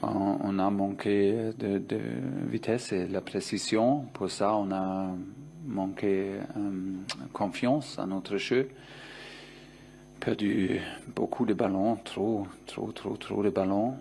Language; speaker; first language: French; non-native, fluent; German